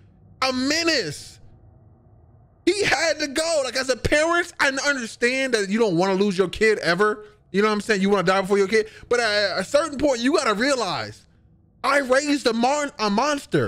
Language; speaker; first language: English; native; English